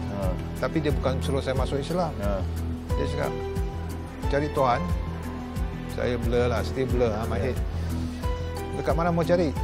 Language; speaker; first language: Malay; non-native, local second language; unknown